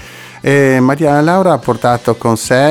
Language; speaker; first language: Italian; native; Italian